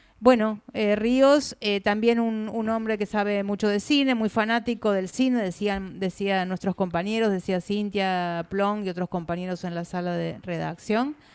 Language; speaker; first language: Spanish; native; Spanish